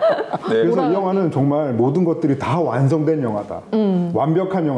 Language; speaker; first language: Korean; native; Korean